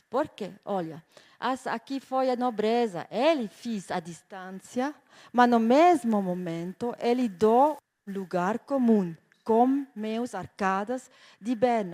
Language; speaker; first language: Portuguese; non-native, fluent; German